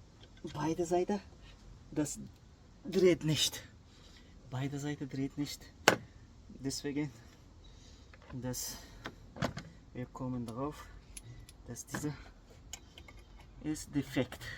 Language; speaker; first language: German; non-native, learner; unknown